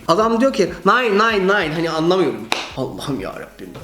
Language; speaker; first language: Turkish; early bilingual, heritage; Turkish